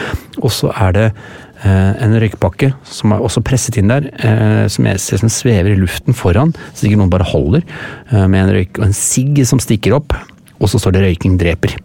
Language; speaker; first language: Norwegian; native; Norwegian